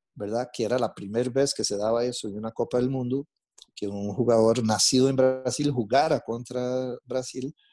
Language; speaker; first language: Spanish; non-native, fluent; Portuguese